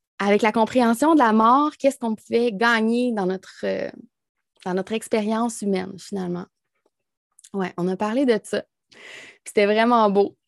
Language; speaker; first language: French; native; French